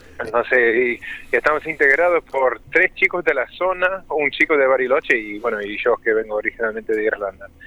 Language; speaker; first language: Spanish; non-native, fluent; English